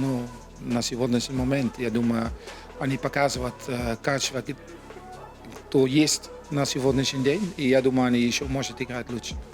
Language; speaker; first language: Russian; non-native, learner; Dutch